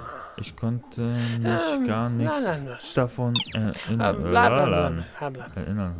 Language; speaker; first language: German; non-native, learner; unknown